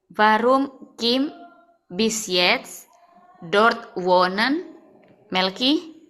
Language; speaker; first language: German; non-native, learner; Indonesian